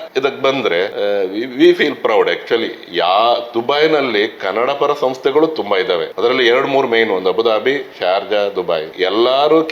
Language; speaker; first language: Kannada; native; Kannada